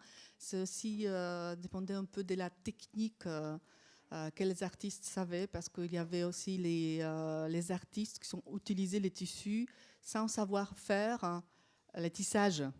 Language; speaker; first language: French; non-native, fluent; Polish